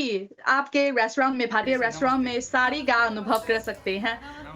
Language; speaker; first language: Hindi; non-native, learner; Chinese